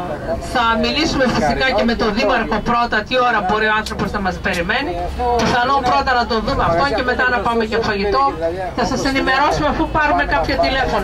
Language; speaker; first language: Greek; native; Greek